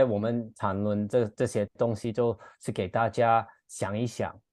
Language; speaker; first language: Chinese; non-native, fluent; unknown